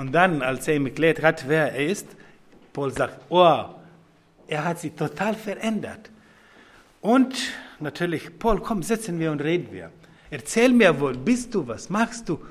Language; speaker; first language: German; non-native, fluent; Serbian